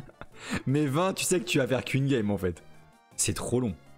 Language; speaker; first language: French; native; French